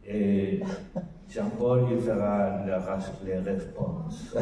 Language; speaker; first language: French; non-native, learner; Spanish